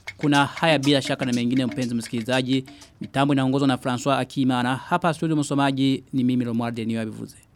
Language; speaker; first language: Swahili; non-native, local second language; Rundi